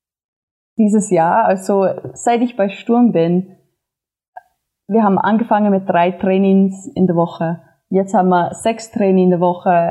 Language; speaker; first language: German; non-native, fluent; English